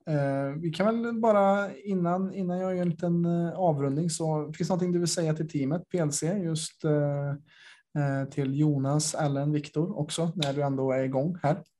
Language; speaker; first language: Swedish; native; Swedish